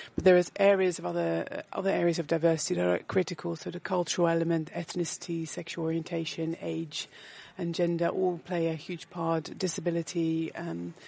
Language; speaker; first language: English; non-native, fluent; Dutch